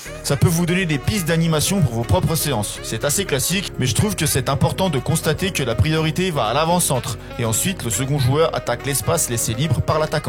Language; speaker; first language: French; native; French